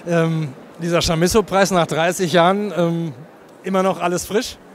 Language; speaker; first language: German; native; German